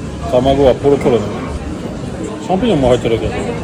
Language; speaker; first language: Japanese; non-native, learner; French